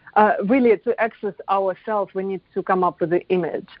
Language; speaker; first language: English; non-native, fluent; Russian